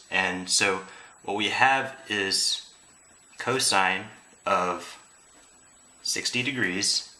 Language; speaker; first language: English; native; English